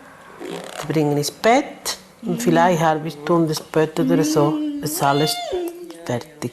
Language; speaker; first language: German; non-native, learner; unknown